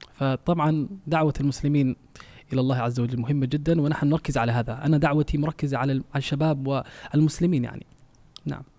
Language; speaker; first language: Arabic; non-native, fluent; Danish